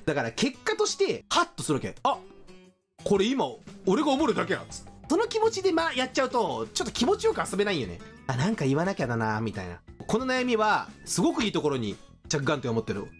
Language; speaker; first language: Japanese; native; Japanese